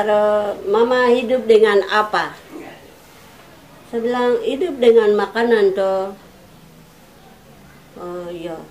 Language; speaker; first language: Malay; non-native, local second language; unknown